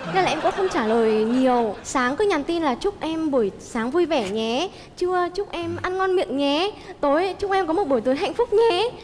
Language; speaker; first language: Vietnamese; native; Vietnamese